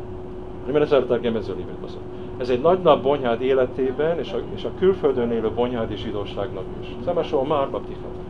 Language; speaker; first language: Hebrew; non-native, fluent; Hungarian